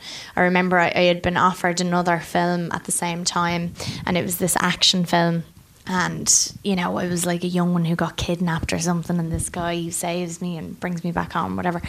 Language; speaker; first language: English; native; English